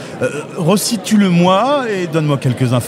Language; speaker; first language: French; native; French